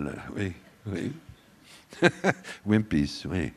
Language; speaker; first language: French; non-native, fluent; English